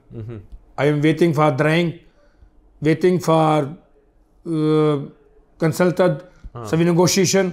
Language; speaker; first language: Arabic; non-native, learner; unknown